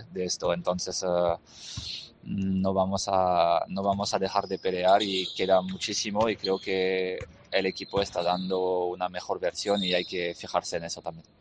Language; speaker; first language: Spanish; non-native, fluent; French